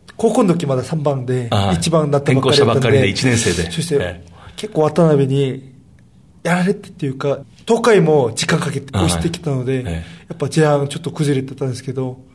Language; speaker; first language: Japanese; early bilingual, other home language; Korean